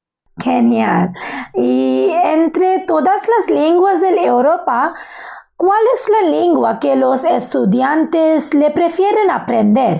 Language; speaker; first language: Spanish; non-native, learner; Bangla